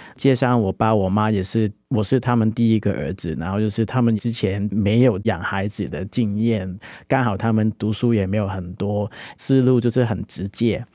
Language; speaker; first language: Chinese; non-native, local second language; Cantonese